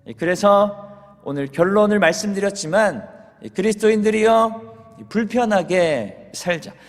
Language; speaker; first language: Korean; native; Korean